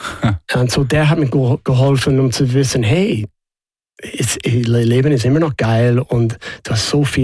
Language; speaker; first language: German; non-native, fluent; English